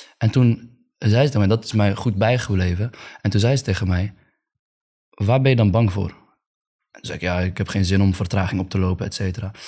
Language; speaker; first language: Dutch; early bilingual, other home language; Arabic